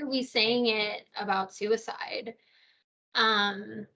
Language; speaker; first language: English; native; English